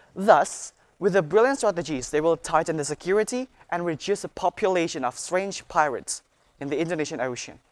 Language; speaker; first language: English; non-native, learner; Indonesian